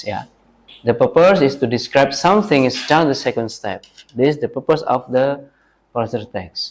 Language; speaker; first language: English; non-native, learner; Indonesian